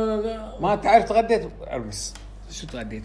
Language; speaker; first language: Arabic; native; Arabic